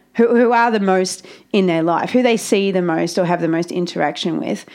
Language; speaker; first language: English; native; English